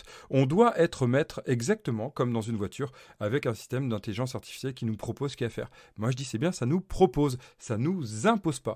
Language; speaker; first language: French; native; French